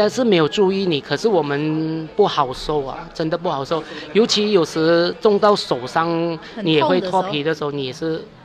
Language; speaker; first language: Chinese; native; Chinese